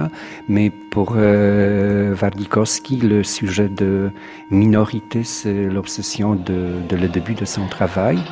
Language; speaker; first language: French; non-native, fluent; Polish